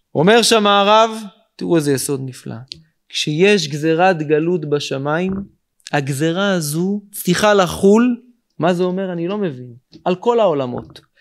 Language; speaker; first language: Hebrew; native; Hebrew